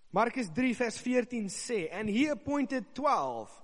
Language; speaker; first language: English; non-native, local second language; Afrikaans